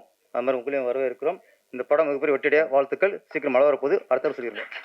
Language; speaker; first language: Tamil; native; Tamil